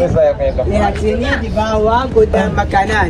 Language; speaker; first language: Indonesian; non-native, learner; Arabic